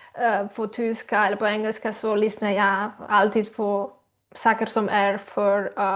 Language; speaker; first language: Swedish; non-native, learner; Spanish